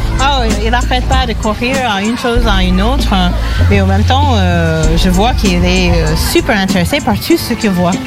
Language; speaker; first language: French; non-native, fluent; English